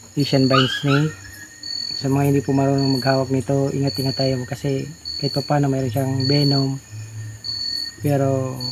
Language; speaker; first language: Filipino; non-native, local second language; Bikol